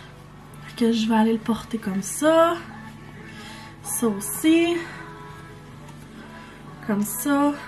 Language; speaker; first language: French; native; French